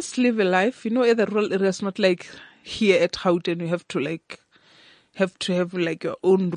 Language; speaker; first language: English; non-native, local second language; Northern Sotho